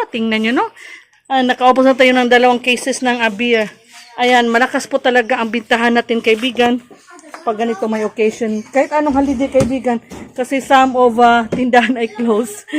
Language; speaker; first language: Filipino; non-native, local second language; Cebuano